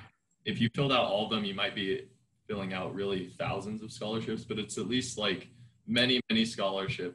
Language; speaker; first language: English; native; English